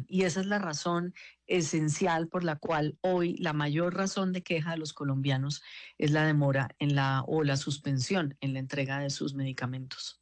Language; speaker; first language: Spanish; native; Spanish